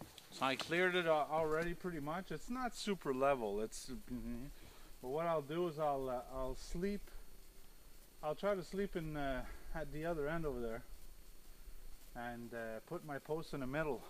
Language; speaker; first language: English; native; English